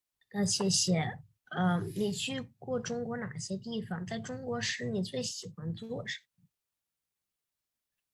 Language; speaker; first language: Chinese; early bilingual, heritage; Chinese